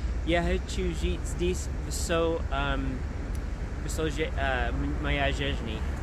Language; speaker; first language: Russian; non-native, learner; English